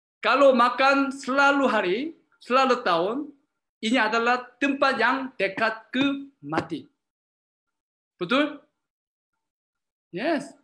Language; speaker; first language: Indonesian; non-native, learner; Korean